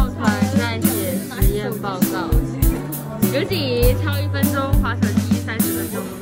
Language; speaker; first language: Chinese; native; Chinese